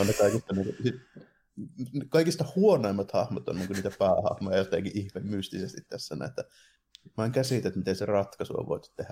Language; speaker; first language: Finnish; native; Finnish